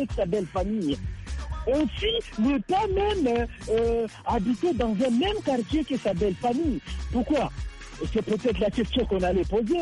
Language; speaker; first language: French; non-native, local second language; Rundi